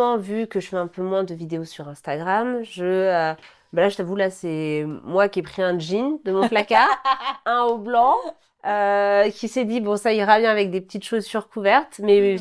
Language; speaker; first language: French; native; French